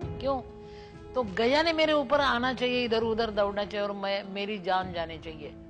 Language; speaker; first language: Hindi; non-native, local second language; Marathi